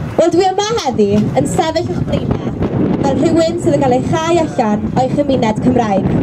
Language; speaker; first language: Welsh; native; Welsh